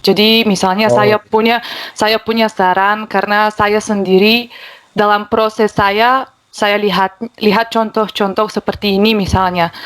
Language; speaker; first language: Indonesian; non-native, fluent; Bulgarian